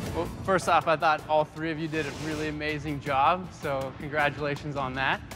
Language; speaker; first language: English; native; English